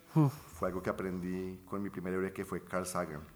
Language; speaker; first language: Spanish; native; Spanish